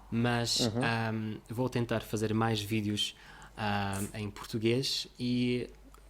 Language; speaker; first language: Portuguese; non-native, fluent; Russian